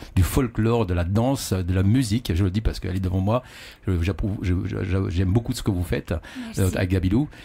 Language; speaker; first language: French; native; French